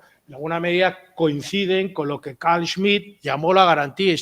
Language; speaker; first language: Spanish; native; Spanish